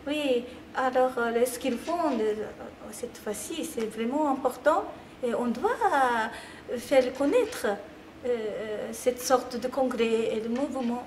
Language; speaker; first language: French; non-native, fluent; Japanese